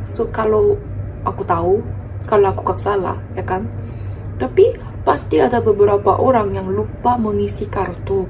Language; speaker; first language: Indonesian; non-native, fluent; Korean